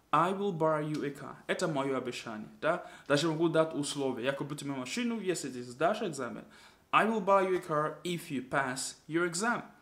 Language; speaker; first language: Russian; non-native, fluent; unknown